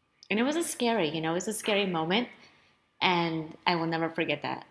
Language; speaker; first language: English; early bilingual, other home language; Spanish